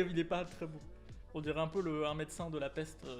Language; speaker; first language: French; native; French